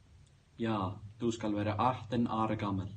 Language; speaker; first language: Danish; non-native, learner; Icelandic